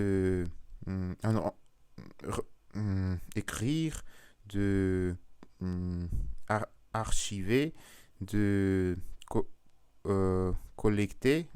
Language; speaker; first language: French; non-native, learner; Russian